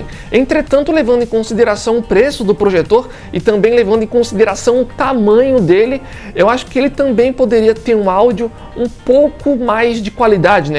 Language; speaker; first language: Portuguese; native; Portuguese